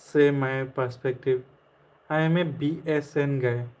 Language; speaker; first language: English; non-native, local second language; Assamese